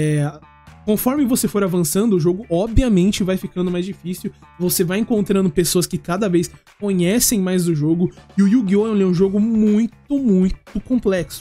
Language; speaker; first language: Portuguese; native; Portuguese